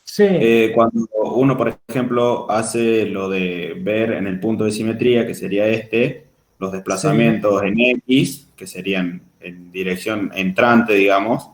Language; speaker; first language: Spanish; native; Spanish